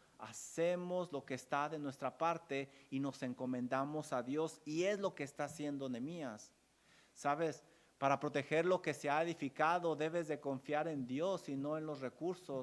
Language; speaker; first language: Spanish; native; Spanish